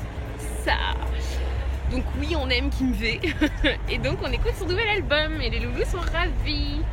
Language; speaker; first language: French; native; French